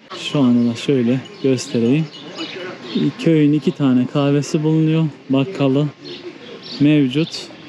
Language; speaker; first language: Turkish; native; Turkish